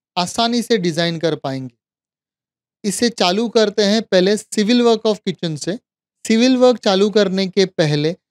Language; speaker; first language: Hindi; native; Hindi